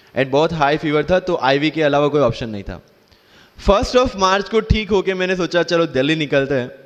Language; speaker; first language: Hindi; non-native, local second language; Gujarati